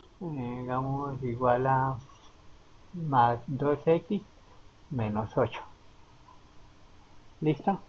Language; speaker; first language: Spanish; native; Spanish